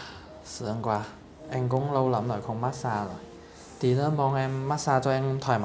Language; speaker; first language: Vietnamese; non-native, fluent; Chinese